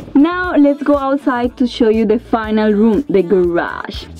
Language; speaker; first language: English; non-native, fluent; Spanish